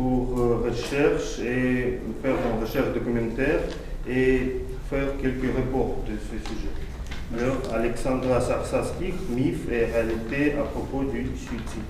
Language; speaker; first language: French; non-native, fluent; Russian